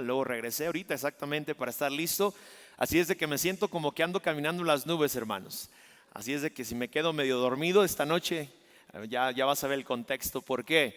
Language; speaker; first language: Spanish; native; Spanish